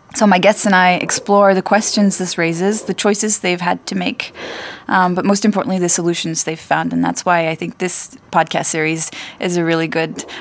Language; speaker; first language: English; native; English